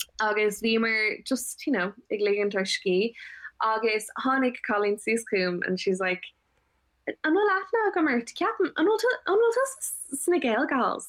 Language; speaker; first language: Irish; non-native, local second language; English